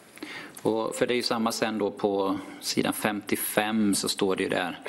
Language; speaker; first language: Swedish; native; Swedish